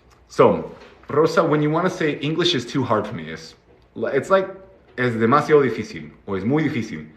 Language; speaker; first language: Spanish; non-native, fluent; English